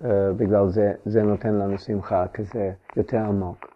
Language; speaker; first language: Hebrew; non-native, fluent; English